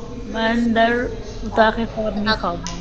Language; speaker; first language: Persian; non-native, learner; Urdu